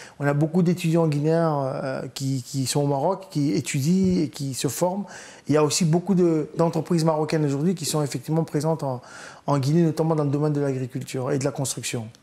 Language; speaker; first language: French; early bilingual, other home language; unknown